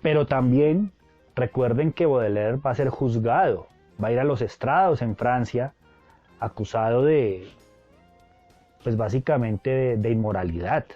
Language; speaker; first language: Spanish; native; Spanish